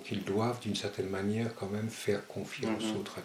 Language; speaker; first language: French; early bilingual, other home language; Spanish